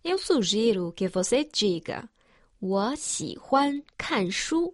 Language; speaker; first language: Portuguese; non-native, fluent; Chinese